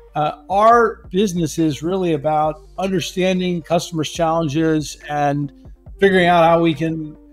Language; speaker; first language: English; native; English